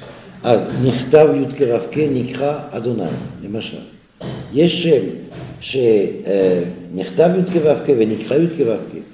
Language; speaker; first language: Hebrew; non-native, fluent; French